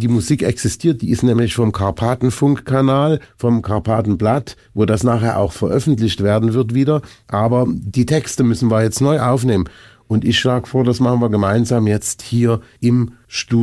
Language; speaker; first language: German; native; German